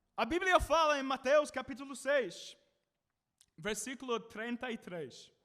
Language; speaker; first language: Portuguese; non-native, learner; English